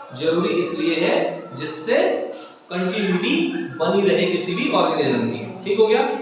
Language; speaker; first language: Hindi; native; Hindi